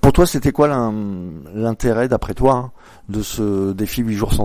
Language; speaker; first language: French; native; French